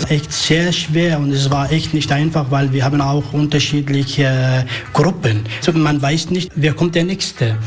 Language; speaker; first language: German; non-native, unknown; Arabic